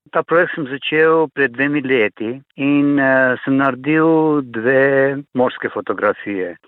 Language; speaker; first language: Slovenian; non-native, fluent; Armenian